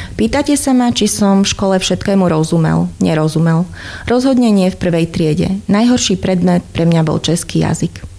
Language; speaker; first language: Slovak; native; Slovak